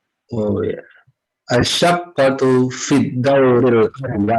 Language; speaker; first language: Arabic; non-native, learner; Indonesian